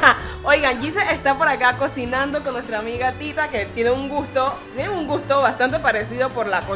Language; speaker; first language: Spanish; native; Spanish